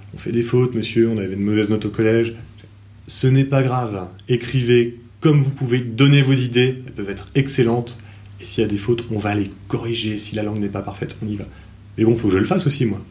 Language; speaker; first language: French; native; French